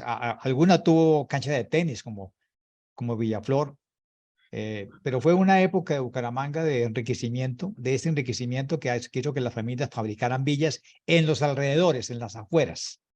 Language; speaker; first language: Spanish; native; Spanish